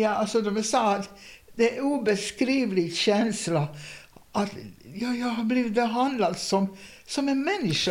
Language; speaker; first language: Swedish; non-native, fluent; Hungarian